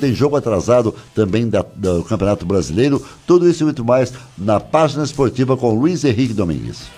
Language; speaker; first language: Portuguese; native; Portuguese